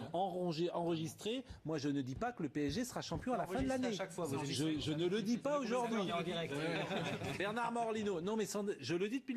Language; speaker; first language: French; native; French